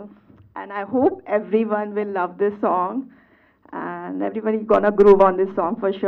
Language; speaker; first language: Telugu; non-native, learner; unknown